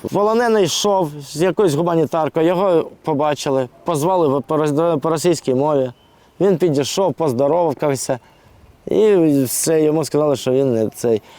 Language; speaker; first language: Ukrainian; non-native, local second language; Russian